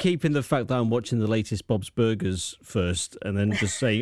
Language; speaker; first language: English; native; English